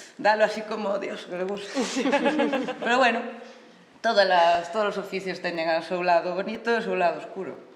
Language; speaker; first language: Galician; non-native, local second language; Spanish